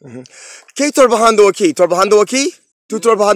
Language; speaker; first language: Spanish; non-native, learner; English